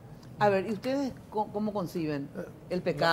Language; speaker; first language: Spanish; native; Spanish